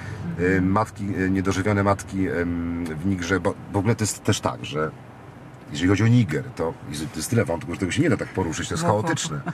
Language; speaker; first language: Polish; native; Polish